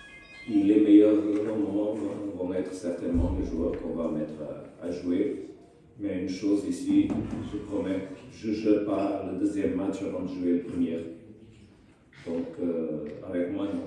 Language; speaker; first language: French; non-native, fluent; Portuguese